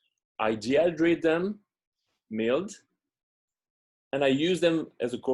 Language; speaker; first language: English; non-native, fluent; French